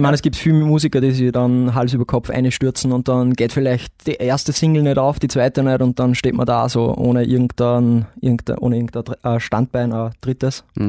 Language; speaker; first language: German; native; German